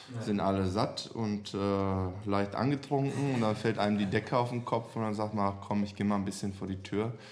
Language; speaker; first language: German; non-native, fluent; Serbian